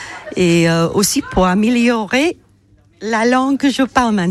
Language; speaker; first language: French; non-native, learner; English